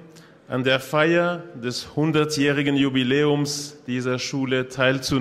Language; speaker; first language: German; non-native, local second language; French